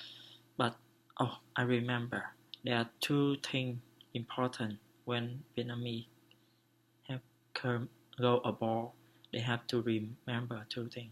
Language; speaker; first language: English; non-native, learner; Vietnamese